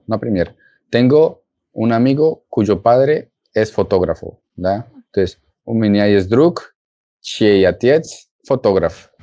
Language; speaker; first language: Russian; non-native, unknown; Spanish